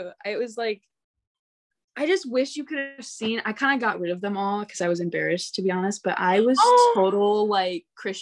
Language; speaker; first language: English; native; English